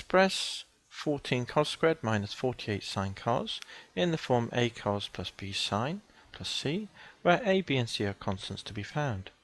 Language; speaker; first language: English; native; English